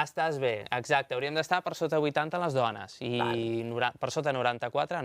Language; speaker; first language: Catalan; native; Catalan